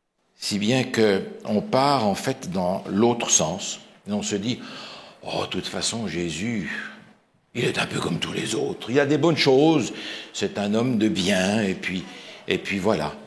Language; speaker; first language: French; native; French